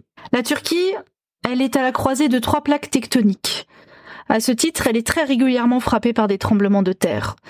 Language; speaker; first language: French; native; French